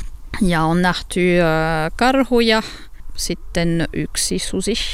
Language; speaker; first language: Finnish; non-native, learner; French